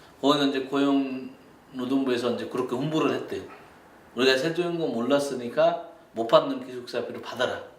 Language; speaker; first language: Korean; non-native, fluent; Bangla